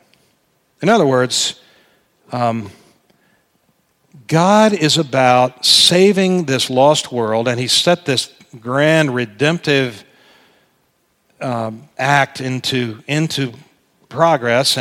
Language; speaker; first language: English; native; English